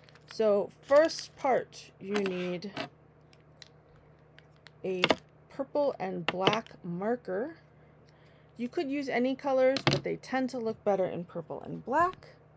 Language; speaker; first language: English; native; English